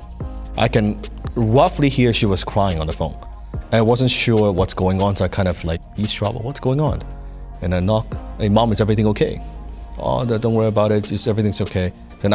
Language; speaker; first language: English; non-native, local second language; Cantonese